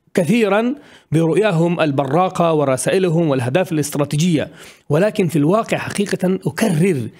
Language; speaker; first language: Arabic; non-native, fluent; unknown